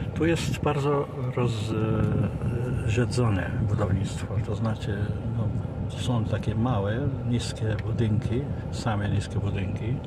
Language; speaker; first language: Polish; non-native, fluent; Arabic